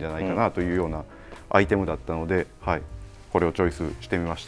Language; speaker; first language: Japanese; native; Japanese